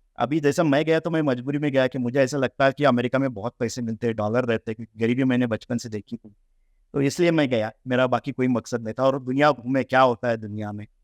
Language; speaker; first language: Hindi; non-native, local second language; Marathi